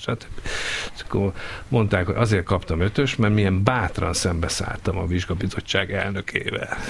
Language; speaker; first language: Hungarian; native; Hungarian